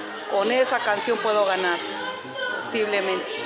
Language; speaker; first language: Spanish; early bilingual, heritage; Spanish